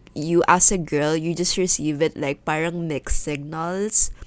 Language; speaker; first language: English; non-native, local second language; Filipino